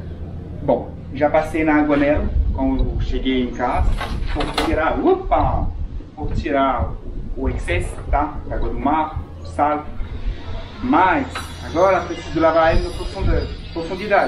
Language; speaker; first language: Portuguese; non-native, fluent; French